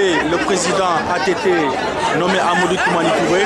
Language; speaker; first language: French; non-native, local second language; Soninke